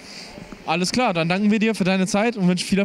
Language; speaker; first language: German; native; German